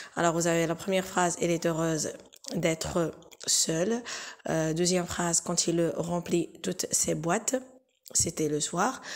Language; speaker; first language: French; non-native, local second language; Arabic